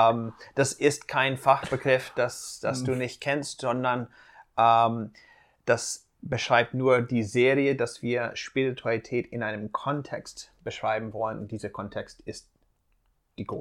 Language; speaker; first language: German; non-native, fluent; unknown